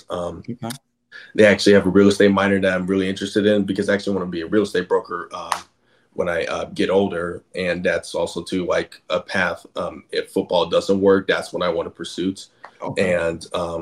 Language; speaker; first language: English; native; English